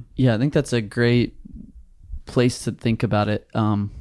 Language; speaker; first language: English; native; English